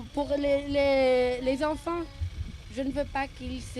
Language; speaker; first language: French; non-native, learner; Spanish